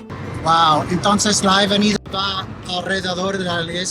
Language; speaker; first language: Spanish; non-native, learner; English